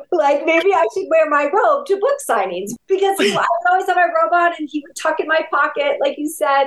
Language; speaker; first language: English; native; English